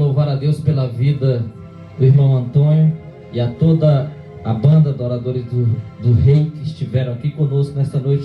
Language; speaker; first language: Portuguese; native; Portuguese